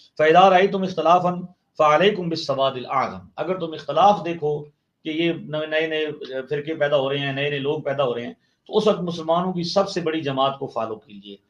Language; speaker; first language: Urdu; non-native, local second language; Punjabi